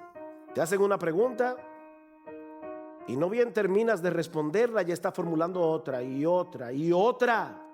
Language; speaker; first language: Spanish; native; Spanish